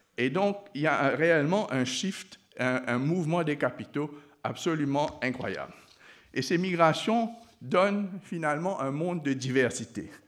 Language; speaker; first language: French; non-native, local second language; Morisyen